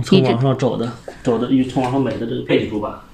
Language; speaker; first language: Chinese; native; Chinese